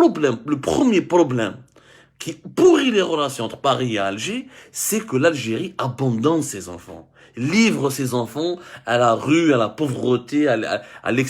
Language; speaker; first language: French; non-native, local second language; Arabic